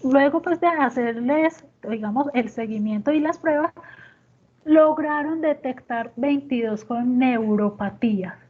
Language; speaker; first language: Spanish; native; Spanish